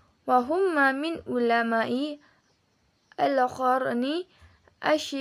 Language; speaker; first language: Arabic; non-native, learner; Indonesian